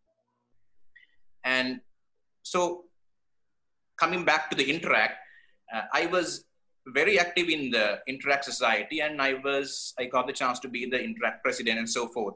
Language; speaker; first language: English; non-native, local second language; Sinhala